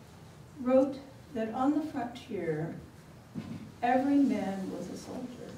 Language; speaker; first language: English; native; English